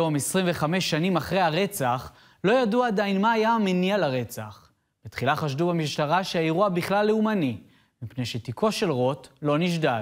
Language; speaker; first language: Hebrew; native; Hebrew